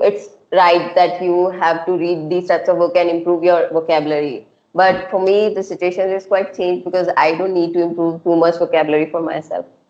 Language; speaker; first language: English; non-native, local second language; Hindi